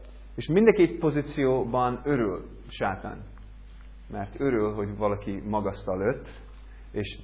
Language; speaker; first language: Hungarian; non-native, learner; English